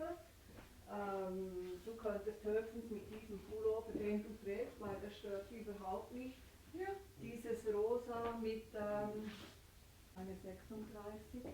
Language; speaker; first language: German; non-native, learner; Ukrainian